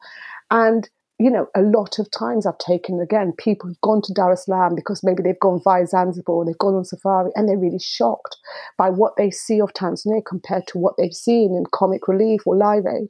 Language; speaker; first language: English; early bilingual, other home language; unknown